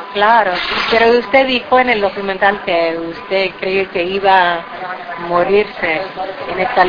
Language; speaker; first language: Spanish; non-native, fluent; English